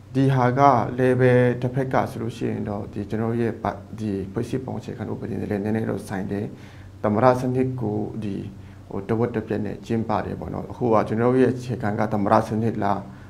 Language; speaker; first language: Burmese; non-native, local second language; Hakha Chin